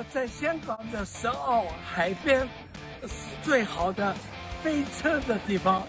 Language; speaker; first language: Chinese; non-native, local second language; Cantonese